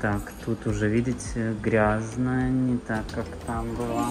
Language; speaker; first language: Russian; native; Russian